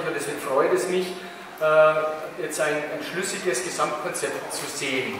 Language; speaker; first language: German; native; German